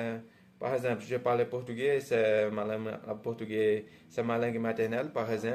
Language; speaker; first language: French; non-native, fluent; Portuguese